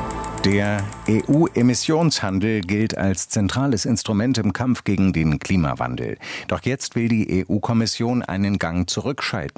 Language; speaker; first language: German; native; German